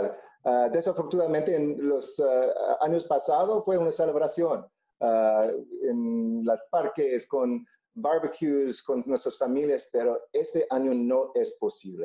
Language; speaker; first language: Spanish; non-native, local second language; English